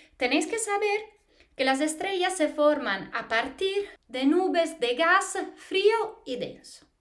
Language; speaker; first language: Spanish; non-native, fluent; Italian